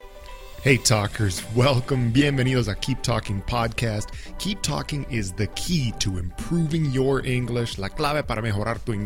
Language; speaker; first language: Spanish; non-native, fluent; English